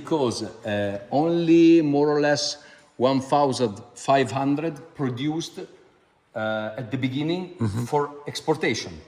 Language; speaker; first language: English; non-native, fluent; Italian